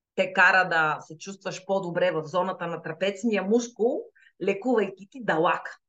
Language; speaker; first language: Bulgarian; native; Bulgarian